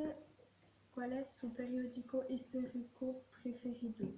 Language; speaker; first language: Spanish; non-native, learner; French